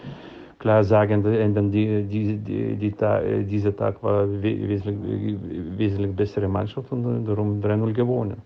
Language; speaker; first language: German; non-native, learner; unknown